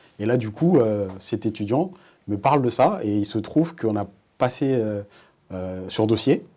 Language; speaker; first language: French; early bilingual, other home language; Wolof